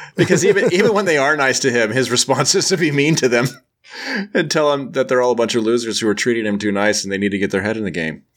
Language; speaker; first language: English; native; English